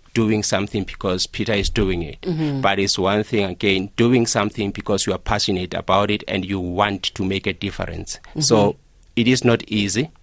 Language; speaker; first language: English; non-native, local second language; Northern Sotho